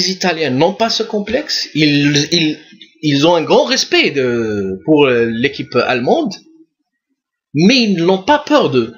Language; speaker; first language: French; non-native, local second language; Arabic